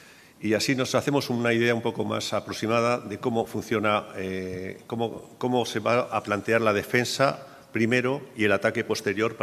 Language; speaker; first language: Spanish; native; Spanish